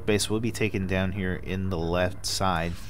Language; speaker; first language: English; native; English